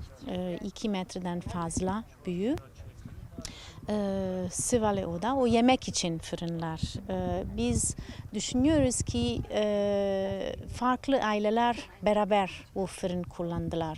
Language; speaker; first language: Turkish; non-native, learner; Italian